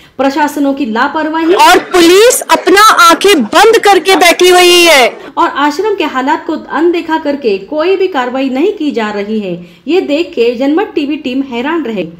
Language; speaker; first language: Hindi; non-native, local second language; Marathi